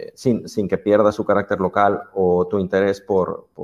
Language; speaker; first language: Spanish; native; Spanish